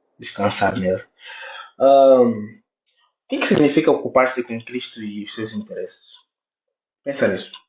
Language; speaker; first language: Portuguese; native; Portuguese